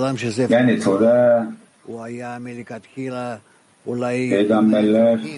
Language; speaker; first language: Turkish; native; Turkish